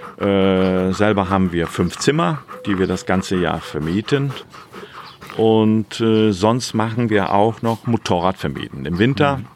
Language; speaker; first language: German; native; German